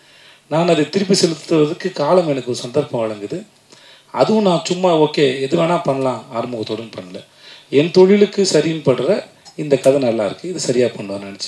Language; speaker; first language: Tamil; native; Tamil